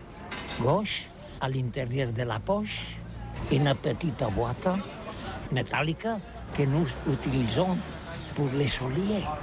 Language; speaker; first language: French; non-native, learner; Catalan